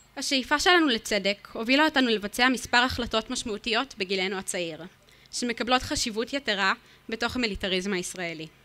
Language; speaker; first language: Hebrew; native; Hebrew